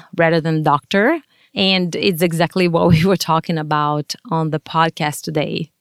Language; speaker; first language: English; non-native, fluent; Portuguese